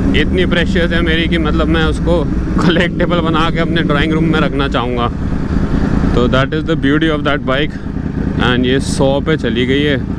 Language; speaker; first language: Hindi; native; Hindi